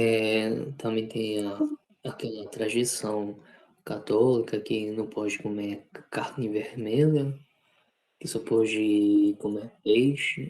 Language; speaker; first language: Portuguese; non-native, fluent; Spanish